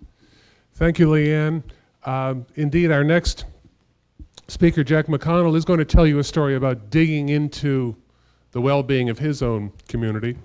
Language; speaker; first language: English; native; English